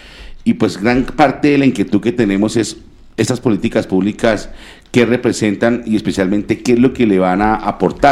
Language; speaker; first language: Spanish; native; Spanish